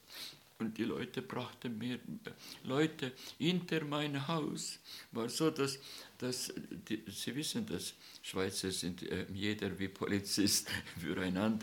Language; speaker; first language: German; non-native, learner; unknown